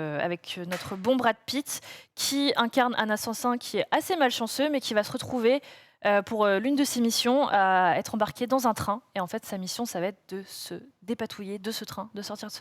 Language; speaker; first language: French; native; French